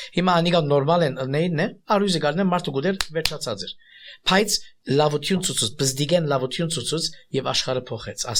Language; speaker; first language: Armenian; early bilingual, heritage; Armenian